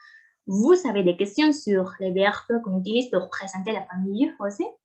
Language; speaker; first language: French; non-native, fluent; Spanish